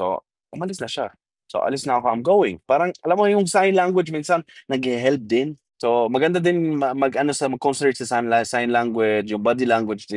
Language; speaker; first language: Filipino; non-native, fluent; Arabic